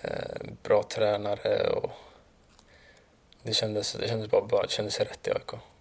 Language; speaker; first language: Swedish; early bilingual, other home language; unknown